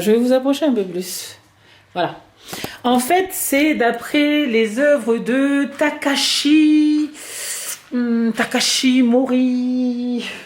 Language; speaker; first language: French; native; French